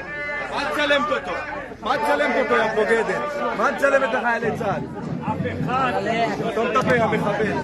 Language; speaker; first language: Hebrew; native; Hebrew